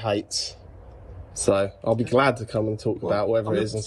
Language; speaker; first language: English; native; English